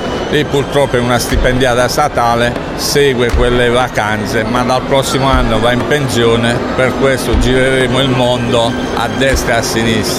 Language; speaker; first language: Italian; native; Italian